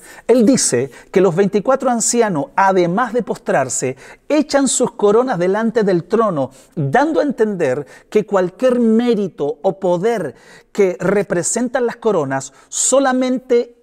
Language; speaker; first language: Spanish; native; Spanish